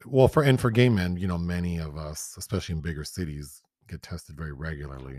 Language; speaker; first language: English; native; English